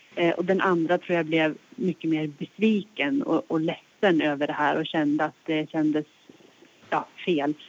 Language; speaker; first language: Swedish; native; Swedish